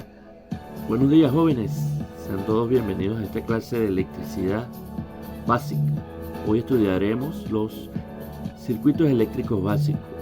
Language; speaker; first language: Spanish; native; Spanish